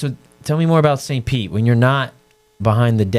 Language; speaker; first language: English; native; English